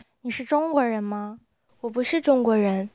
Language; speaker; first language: Chinese; non-native, learner; Japanese